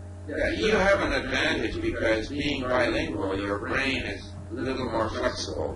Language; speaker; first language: English; non-native, fluent; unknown